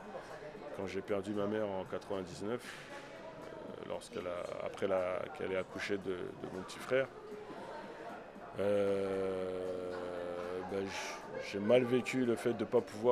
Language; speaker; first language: French; native; French